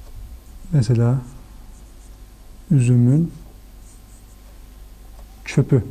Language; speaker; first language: Turkish; native; Turkish